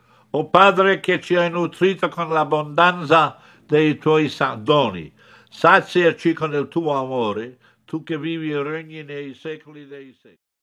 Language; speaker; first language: Italian; non-native, fluent; English